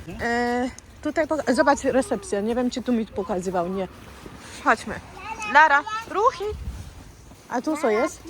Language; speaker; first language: Polish; non-native, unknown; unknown